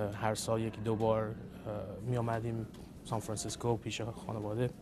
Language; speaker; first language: Persian; early bilingual, other home language; English